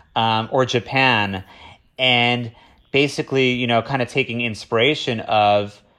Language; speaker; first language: English; native; English